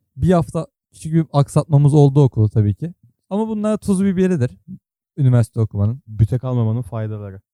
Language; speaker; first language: Turkish; native; Turkish